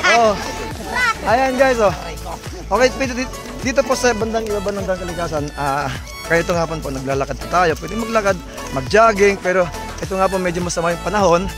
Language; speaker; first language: Filipino; non-native, local second language; Iloko